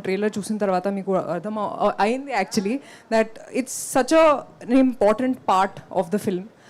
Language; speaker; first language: Telugu; non-native, local second language; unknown